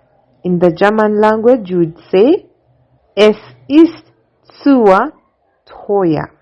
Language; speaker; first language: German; non-native, learner; English